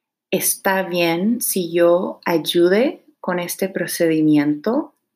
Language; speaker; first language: Spanish; non-native, fluent; English